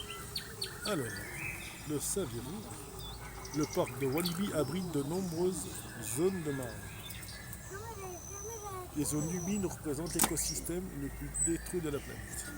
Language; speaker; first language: French; native; French